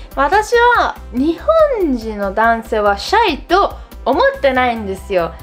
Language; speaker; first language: Japanese; non-native, fluent; Italian